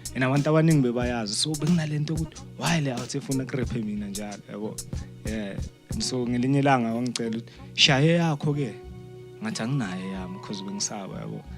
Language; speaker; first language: Zulu; native; Zulu